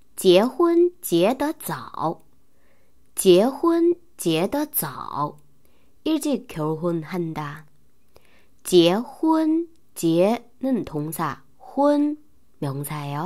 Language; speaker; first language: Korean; non-native, fluent; Chinese